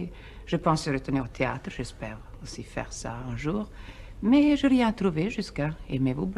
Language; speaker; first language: French; non-native, fluent; Swedish